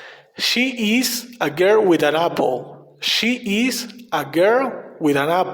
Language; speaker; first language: English; non-native, learner; Spanish